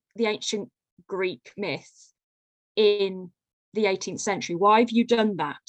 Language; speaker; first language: English; native; English